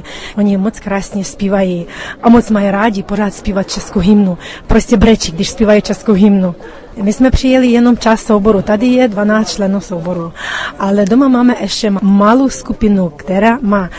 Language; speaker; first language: Czech; early bilingual, heritage; Czech